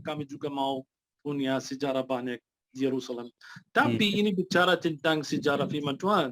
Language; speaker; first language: Indonesian; non-native, fluent; Arabic